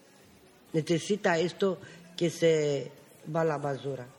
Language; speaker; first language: Spanish; non-native, learner; Romany